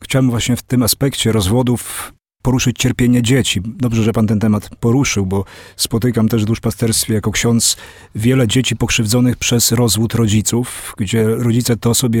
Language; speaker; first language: Polish; native; Polish